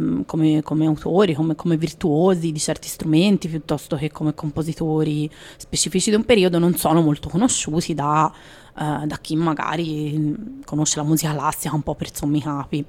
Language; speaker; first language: Italian; native; Italian